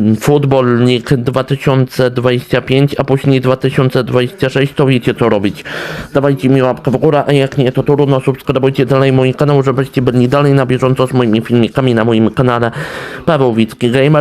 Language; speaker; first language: Polish; native; Polish